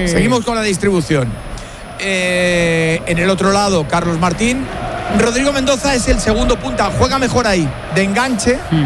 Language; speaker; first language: Spanish; native; Spanish